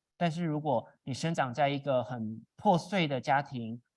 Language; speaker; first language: Chinese; early bilingual, other home language; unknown